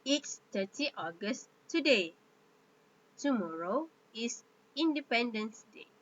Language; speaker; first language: English; non-native, local second language; Malay